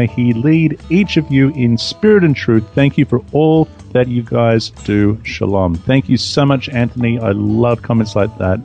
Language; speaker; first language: English; native; English